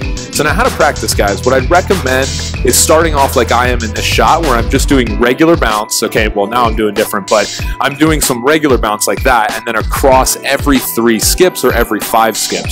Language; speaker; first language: English; native; English